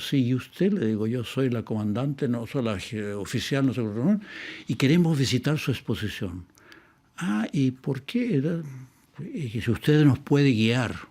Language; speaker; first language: Spanish; native; Spanish